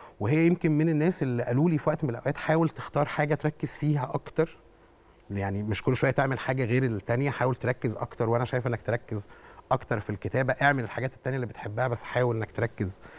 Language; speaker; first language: Arabic; native; Arabic